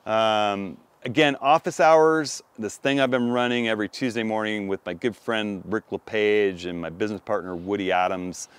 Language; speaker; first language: English; native; English